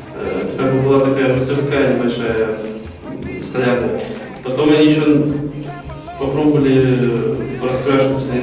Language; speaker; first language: Russian; native; Russian